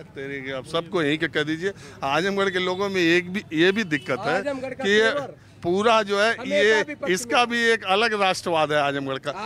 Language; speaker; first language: Hindi; native; Hindi